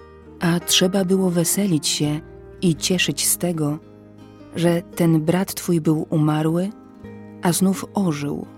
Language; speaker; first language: Polish; native; Polish